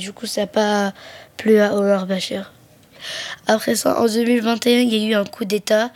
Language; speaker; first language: French; early bilingual, other home language; Arabic